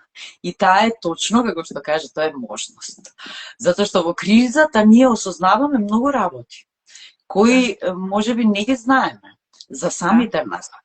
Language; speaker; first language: Macedonian; native; Macedonian